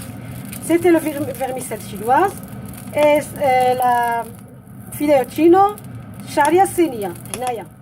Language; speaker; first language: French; non-native, local second language; Arabic